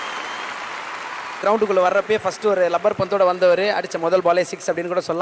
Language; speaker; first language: Tamil; native; Tamil